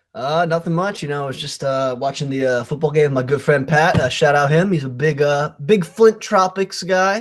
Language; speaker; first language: English; native; English